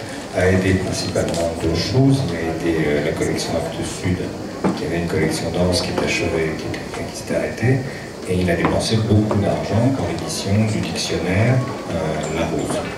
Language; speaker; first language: French; native; French